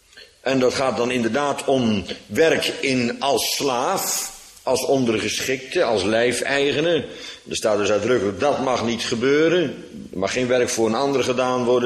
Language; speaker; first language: Dutch; native; Dutch